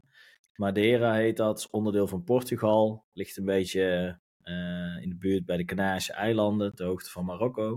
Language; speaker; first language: Dutch; native; Dutch